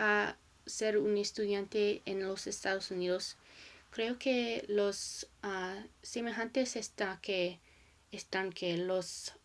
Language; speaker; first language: Spanish; non-native, learner; English